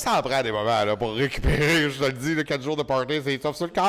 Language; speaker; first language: French; native; French